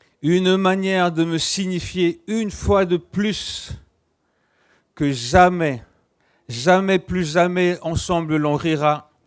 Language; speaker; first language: French; native; French